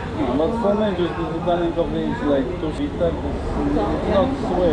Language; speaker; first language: English; non-native, fluent; Polish